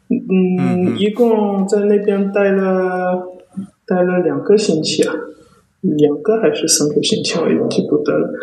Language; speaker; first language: Chinese; early bilingual, heritage; Chinese